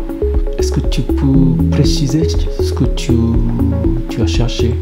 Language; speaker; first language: French; non-native, fluent; Japanese